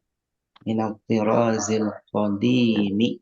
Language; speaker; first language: Arabic; non-native, fluent; Indonesian